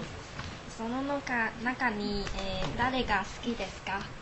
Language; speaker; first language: Japanese; non-native, learner; Chinese